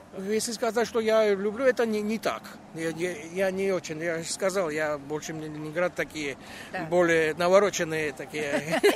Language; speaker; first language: Russian; non-native, local second language; Georgian